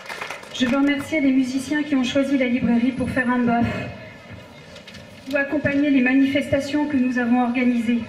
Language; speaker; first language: French; native; French